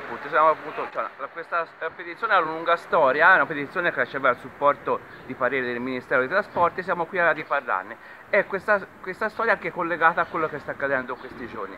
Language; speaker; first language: Italian; native; Italian